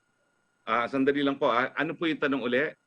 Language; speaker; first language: Filipino; native; Filipino